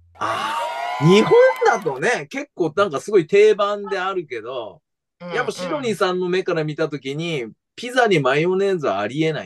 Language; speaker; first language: Japanese; native; Japanese